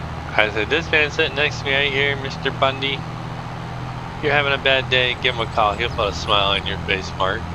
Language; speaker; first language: English; native; English